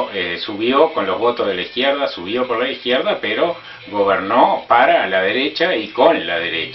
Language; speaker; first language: Spanish; native; Spanish